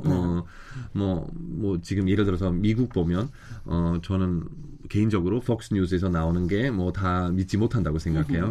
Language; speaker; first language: Korean; non-native, fluent; German